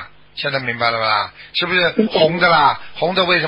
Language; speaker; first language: Chinese; native; Chinese